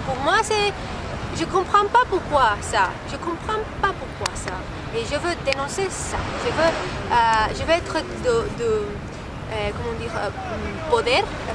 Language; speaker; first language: French; non-native, learner; Spanish